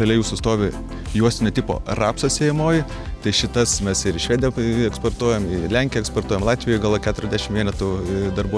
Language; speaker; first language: Lithuanian; native; Lithuanian